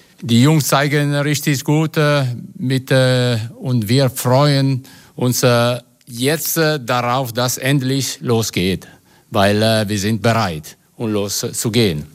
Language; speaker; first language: German; non-native, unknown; Italian